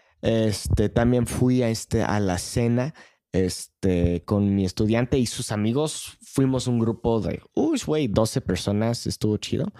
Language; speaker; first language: Spanish; non-native, fluent; English